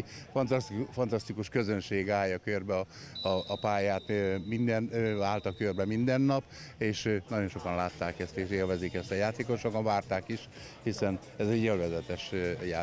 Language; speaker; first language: Hungarian; native; Hungarian